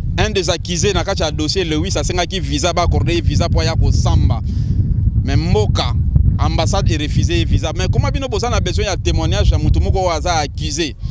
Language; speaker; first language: Lingala; native; Lingala